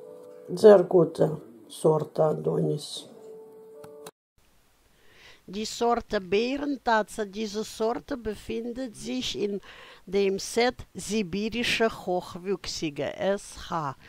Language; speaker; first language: German; non-native, fluent; Russian